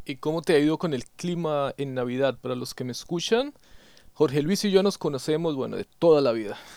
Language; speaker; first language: Spanish; native; Spanish